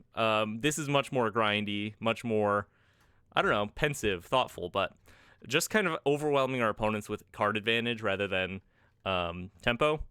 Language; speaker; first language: English; native; English